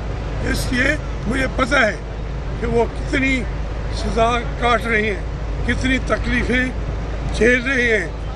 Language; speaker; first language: Urdu; native; Urdu